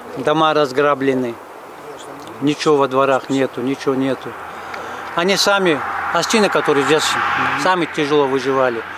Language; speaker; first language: Russian; non-native, local second language; Ingush